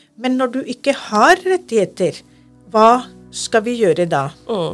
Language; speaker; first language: Norwegian; non-native, fluent; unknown